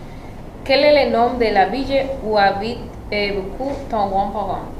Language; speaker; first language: French; non-native, learner; Spanish